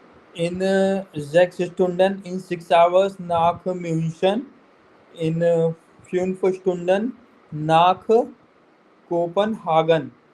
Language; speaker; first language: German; non-native, fluent; Hindi